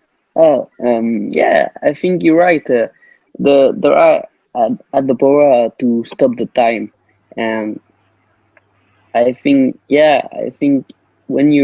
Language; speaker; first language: English; non-native, learner; French